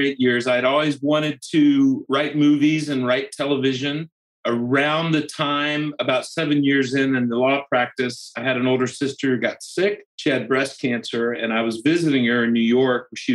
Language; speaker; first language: English; native; English